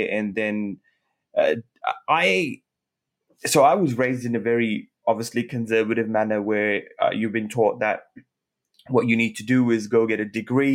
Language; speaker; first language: English; non-native, local second language; Urdu